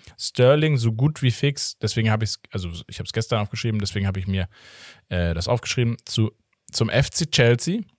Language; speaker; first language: German; early bilingual, other home language; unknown